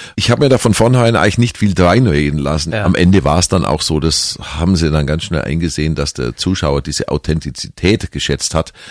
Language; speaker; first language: German; native; German